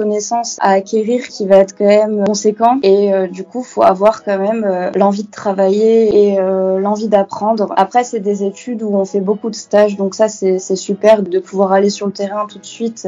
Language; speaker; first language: French; native; French